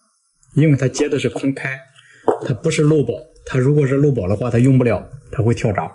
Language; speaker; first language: Chinese; native; Chinese